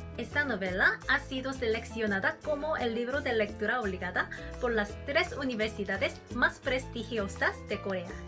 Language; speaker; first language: Spanish; non-native, learner; Korean